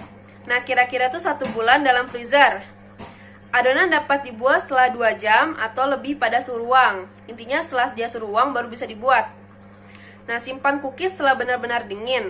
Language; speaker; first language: Indonesian; native; Indonesian